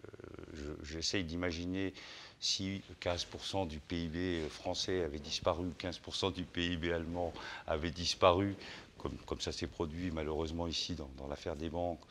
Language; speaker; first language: French; native; French